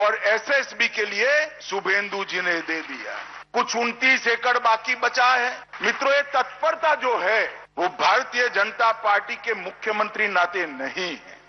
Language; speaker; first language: Hindi; non-native, local second language; Gujarati